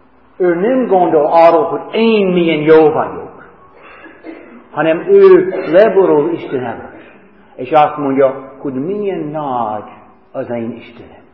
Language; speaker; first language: Hungarian; non-native, fluent; English